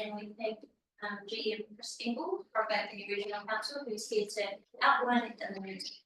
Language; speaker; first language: English; native; English